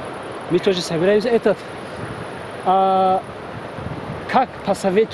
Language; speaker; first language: Russian; non-native, learner; Tajik